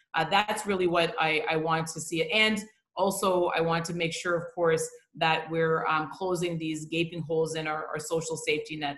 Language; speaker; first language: English; native; English